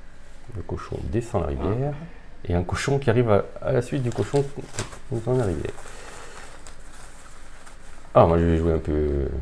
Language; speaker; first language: French; native; French